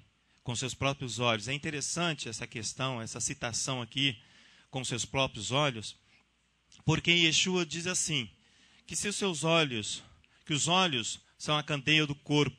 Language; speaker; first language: Portuguese; native; Portuguese